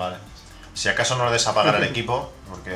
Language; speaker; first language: Spanish; native; Spanish